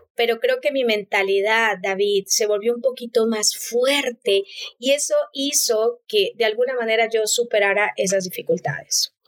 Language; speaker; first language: Spanish; native; Spanish